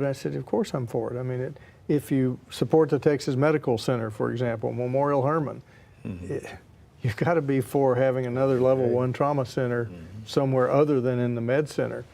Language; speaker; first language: English; native; English